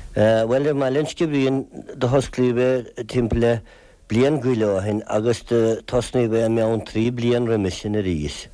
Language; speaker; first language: Irish; native; Irish